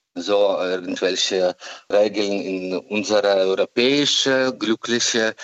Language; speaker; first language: German; non-native, learner; Ukrainian